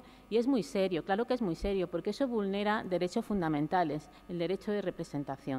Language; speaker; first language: Spanish; native; Spanish